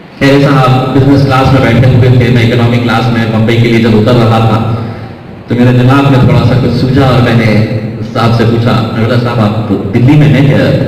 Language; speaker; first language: Urdu; native; Urdu